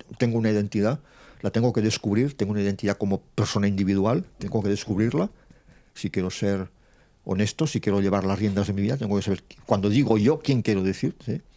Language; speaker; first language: Spanish; non-native, local second language; Catalan